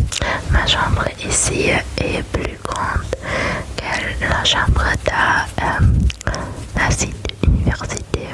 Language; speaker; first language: French; non-native, learner; German